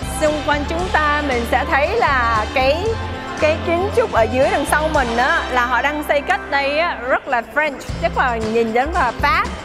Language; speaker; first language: Vietnamese; early bilingual, heritage; Vietnamese